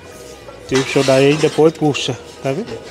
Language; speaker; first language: Portuguese; non-native, learner; Vietnamese